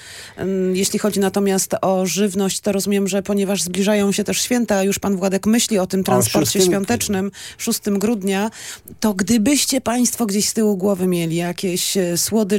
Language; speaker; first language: Polish; native; Polish